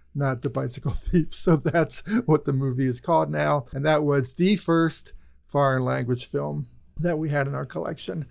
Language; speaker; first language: English; native; English